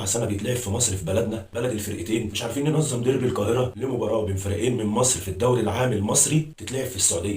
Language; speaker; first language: Arabic; native; Arabic